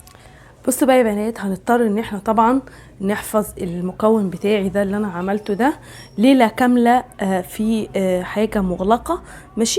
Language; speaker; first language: Arabic; native; Arabic